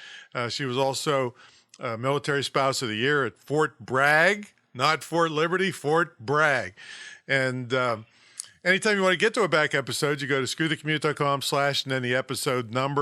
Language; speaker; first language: English; native; English